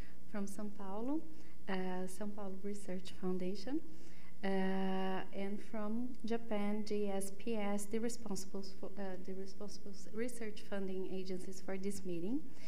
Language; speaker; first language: English; non-native, fluent; Portuguese